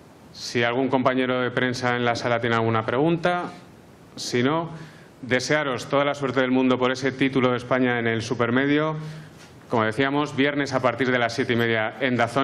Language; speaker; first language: Spanish; native; Spanish